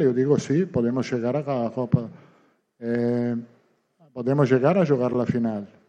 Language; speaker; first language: Portuguese; non-native, learner; Italian